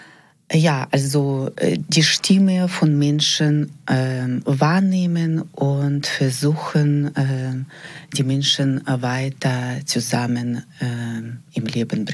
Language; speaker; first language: German; non-native, fluent; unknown